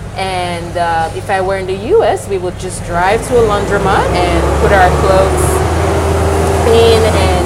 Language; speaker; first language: English; non-native, local second language; Yoruba